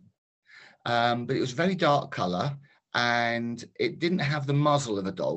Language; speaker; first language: English; native; English